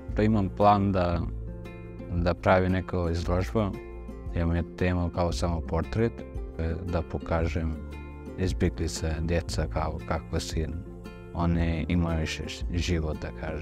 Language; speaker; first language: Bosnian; non-native, learner; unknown